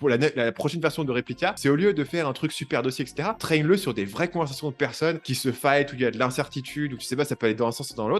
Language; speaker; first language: French; native; French